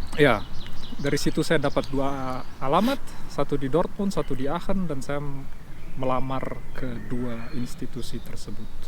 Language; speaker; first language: Indonesian; native; Indonesian